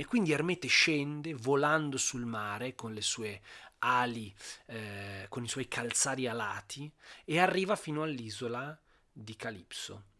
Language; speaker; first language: Italian; native; Italian